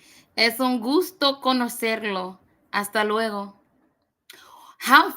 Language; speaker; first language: Spanish; non-native, learner; English